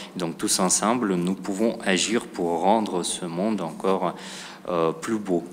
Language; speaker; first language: French; non-native, fluent; Russian